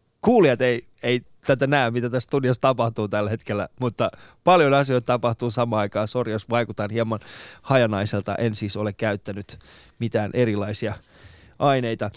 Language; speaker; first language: Finnish; early bilingual, other home language; Persian